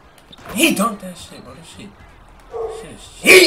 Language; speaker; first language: English; native; English